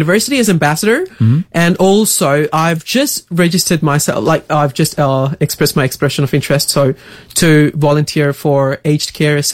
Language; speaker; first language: English; non-native, local second language; Tamil